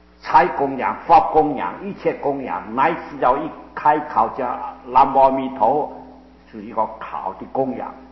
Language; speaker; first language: Chinese; non-native, local second language; Cantonese